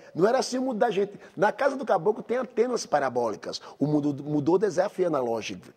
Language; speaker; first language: Portuguese; native; Portuguese